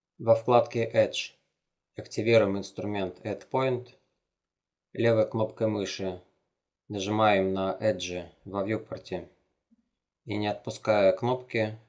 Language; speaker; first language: Russian; native; Russian